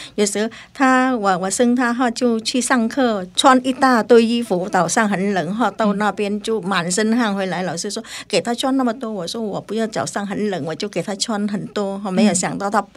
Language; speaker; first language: Chinese; non-native, learner; Vietnamese